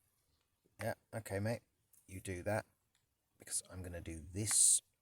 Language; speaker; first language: English; native; English